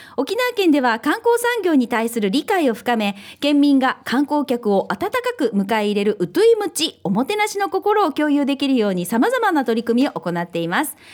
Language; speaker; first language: Japanese; native; Japanese